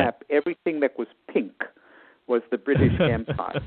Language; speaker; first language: English; native; English